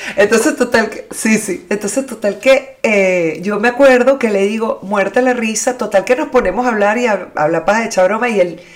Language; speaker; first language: Spanish; native; Spanish